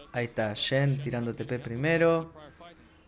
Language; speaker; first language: Spanish; native; Spanish